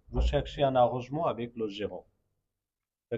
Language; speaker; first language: French; non-native, fluent; Bangla